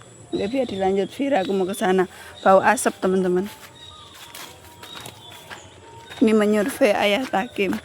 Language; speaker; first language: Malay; non-native, local second language; Javanese